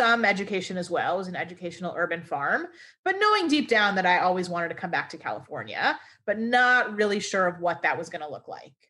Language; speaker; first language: English; native; English